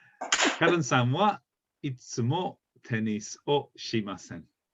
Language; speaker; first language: Japanese; non-native, fluent; English